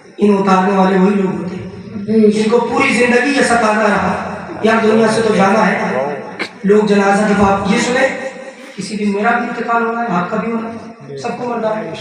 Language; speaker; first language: Urdu; native; Urdu